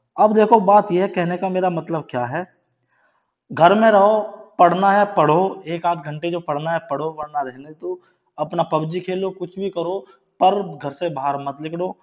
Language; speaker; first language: Hindi; native; Hindi